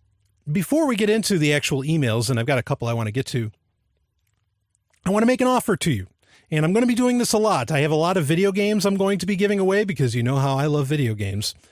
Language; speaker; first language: English; native; English